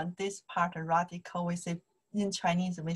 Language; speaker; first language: English; non-native, learner; Chinese